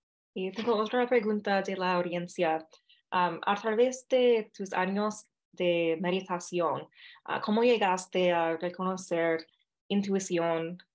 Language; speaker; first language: Spanish; non-native, fluent; English